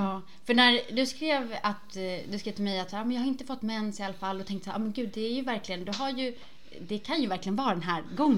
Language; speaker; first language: Swedish; native; Swedish